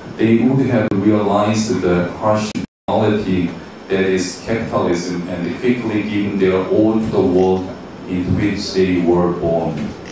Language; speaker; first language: English; non-native, learner; Korean